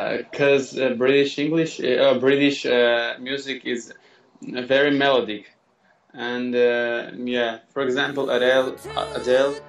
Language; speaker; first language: English; non-native, learner; Armenian